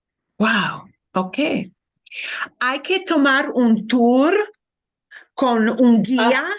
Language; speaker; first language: Spanish; non-native, fluent; English